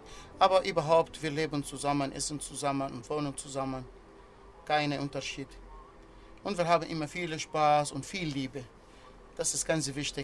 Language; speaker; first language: German; non-native, learner; Arabic